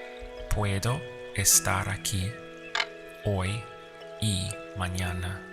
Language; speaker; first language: Spanish; non-native, fluent; English